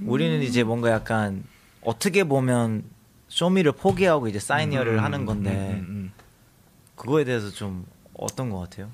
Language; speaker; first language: Korean; early bilingual, other home language; English